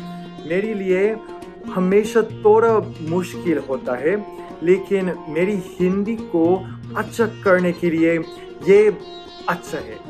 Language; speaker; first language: Hindi; non-native, fluent; English